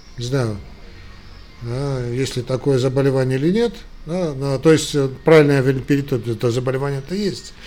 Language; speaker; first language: Russian; non-native, local second language; Armenian